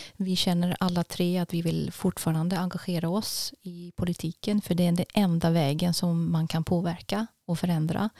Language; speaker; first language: Swedish; non-native, fluent; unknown